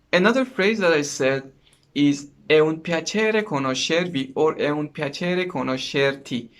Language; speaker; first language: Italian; non-native, learner; Persian